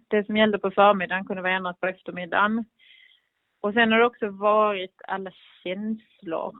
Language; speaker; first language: Swedish; native; Swedish